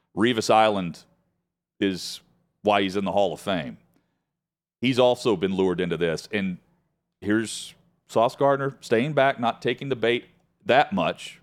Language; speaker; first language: English; native; English